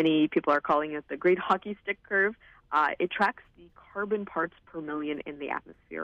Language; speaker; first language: English; native; English